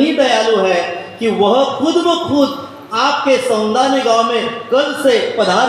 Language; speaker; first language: Hindi; non-native, local second language; Marathi